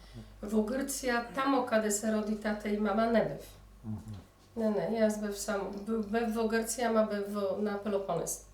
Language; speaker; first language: Macedonian; early bilingual, heritage; Polish